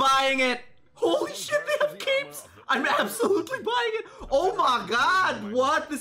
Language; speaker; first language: English; native; English